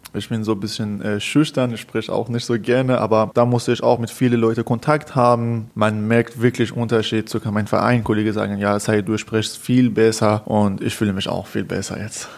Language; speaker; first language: German; non-native, learner; Persian